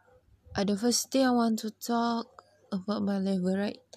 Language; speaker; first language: English; non-native, learner; Malay